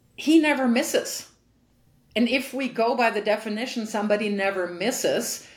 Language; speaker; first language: English; non-native, fluent; German